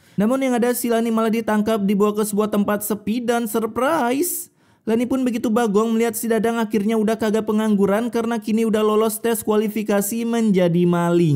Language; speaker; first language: Indonesian; native; Indonesian